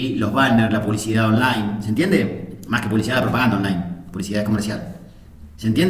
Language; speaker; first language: Spanish; native; Spanish